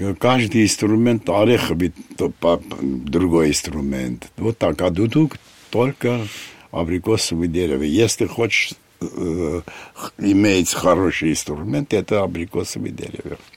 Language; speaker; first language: Russian; non-native, fluent; Armenian